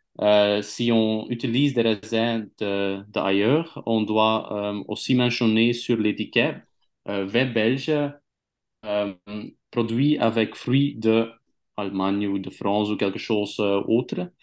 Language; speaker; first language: French; non-native, local second language; Dutch